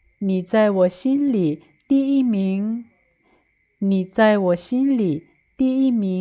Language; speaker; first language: Chinese; non-native, fluent; Lao